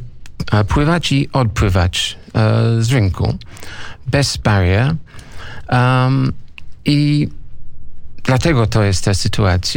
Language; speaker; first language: Polish; non-native, learner; English